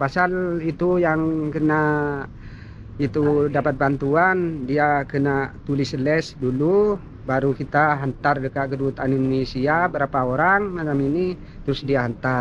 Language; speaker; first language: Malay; non-native, local second language; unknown